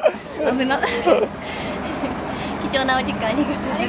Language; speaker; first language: Japanese; native; Japanese